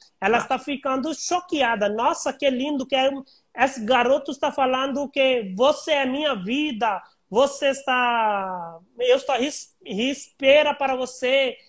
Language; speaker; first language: Portuguese; non-native, learner; Hindi